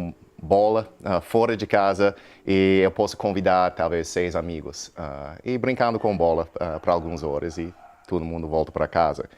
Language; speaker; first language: Portuguese; non-native, fluent; English